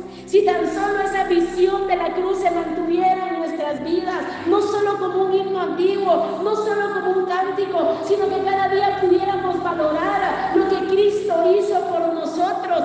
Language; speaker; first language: Spanish; native; Spanish